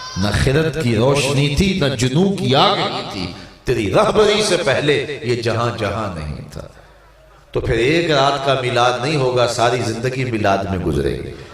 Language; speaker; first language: Urdu; non-native, local second language; Punjabi